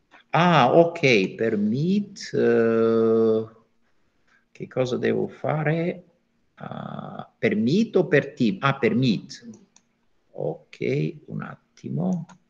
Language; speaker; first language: Italian; non-native, fluent; Bulgarian